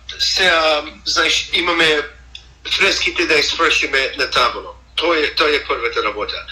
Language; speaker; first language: Macedonian; early bilingual, heritage; Macedonian